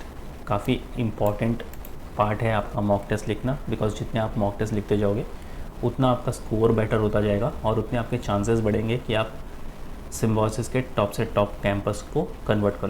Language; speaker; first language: Hindi; native; Hindi